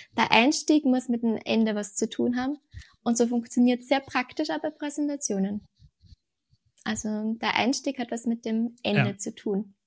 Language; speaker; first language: German; native; German